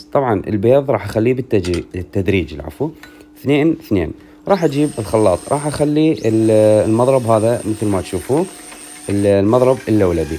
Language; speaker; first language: Arabic; native; Arabic